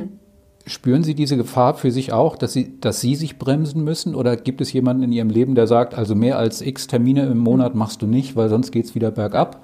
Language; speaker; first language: German; native; German